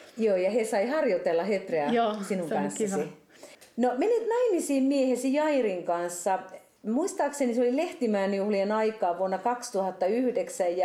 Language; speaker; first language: Finnish; native; Finnish